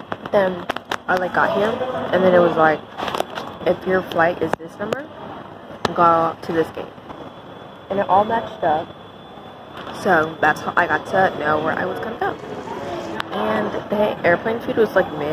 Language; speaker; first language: English; native; English